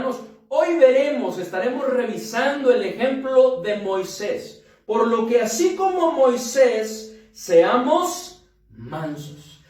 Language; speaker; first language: Spanish; native; Spanish